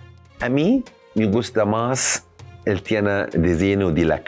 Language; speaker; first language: Spanish; non-native, learner; Arabic